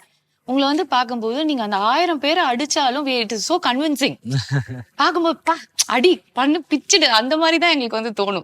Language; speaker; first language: Tamil; native; Tamil